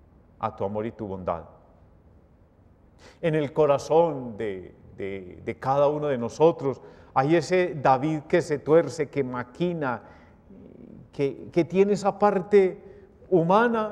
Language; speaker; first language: Spanish; native; Spanish